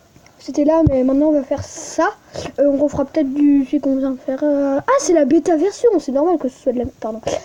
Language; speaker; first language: French; native; French